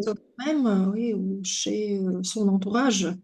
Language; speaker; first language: French; non-native, fluent; Russian